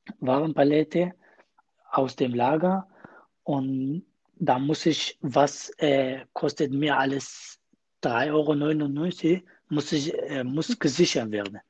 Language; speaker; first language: German; non-native, learner; Kurdish